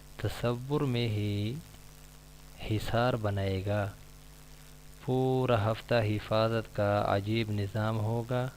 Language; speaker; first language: Urdu; native; Urdu